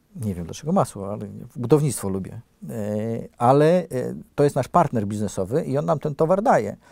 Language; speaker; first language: Polish; native; Polish